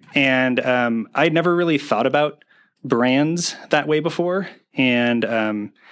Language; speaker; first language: English; native; English